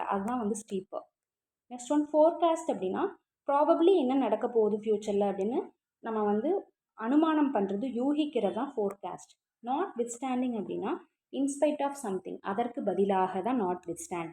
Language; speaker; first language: Tamil; native; Tamil